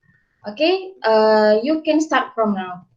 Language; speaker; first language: English; non-native, learner; Indonesian